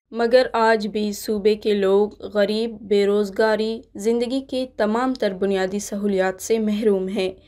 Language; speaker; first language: Urdu; non-native, local second language; Baluchi